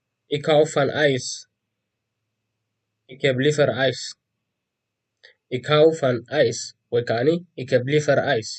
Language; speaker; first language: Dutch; non-native, fluent; Tigrinya